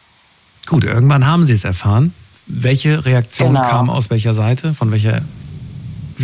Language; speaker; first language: German; native; German